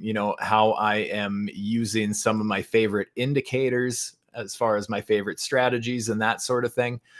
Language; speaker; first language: English; native; English